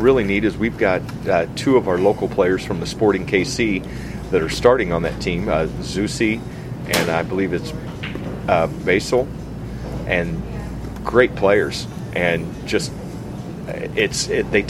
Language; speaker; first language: English; native; English